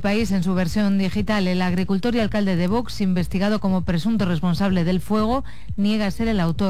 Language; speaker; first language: Spanish; native; Spanish